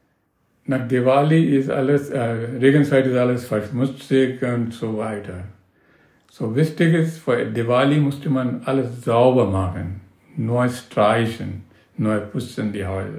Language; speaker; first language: German; non-native, learner; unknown